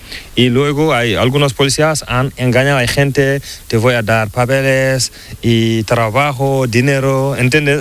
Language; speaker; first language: Spanish; non-native, learner; Fula